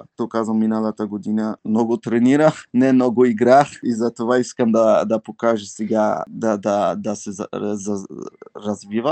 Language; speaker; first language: Bulgarian; early bilingual, heritage; Bulgarian